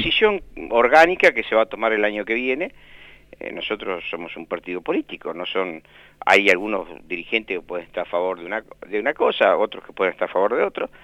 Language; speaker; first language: Spanish; native; Spanish